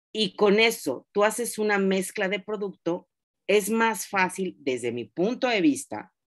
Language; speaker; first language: Spanish; native; Spanish